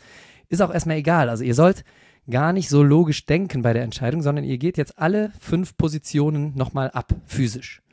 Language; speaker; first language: German; native; German